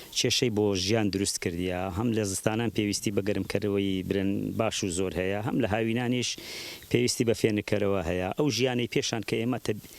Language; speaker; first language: Central Kurdish; native; Central Kurdish